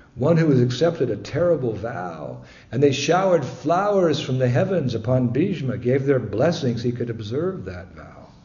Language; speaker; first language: English; native; English